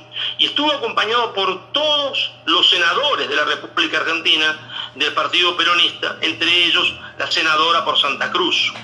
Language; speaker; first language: Spanish; native; Spanish